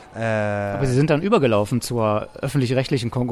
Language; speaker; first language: German; native; German